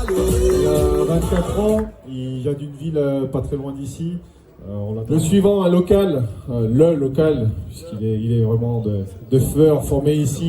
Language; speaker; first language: French; native; French